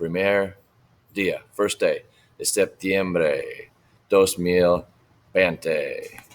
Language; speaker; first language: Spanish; non-native, fluent; English